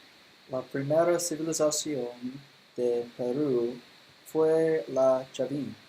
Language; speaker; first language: Spanish; non-native, learner; English